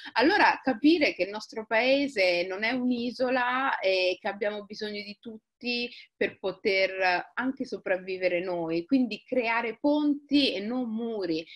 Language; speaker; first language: Italian; early bilingual, other home language; Somali